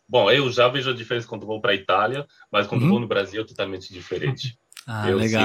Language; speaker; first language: Portuguese; non-native, fluent; French